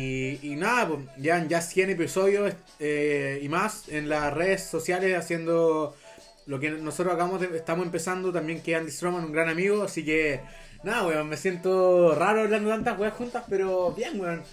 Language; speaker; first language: Spanish; native; Spanish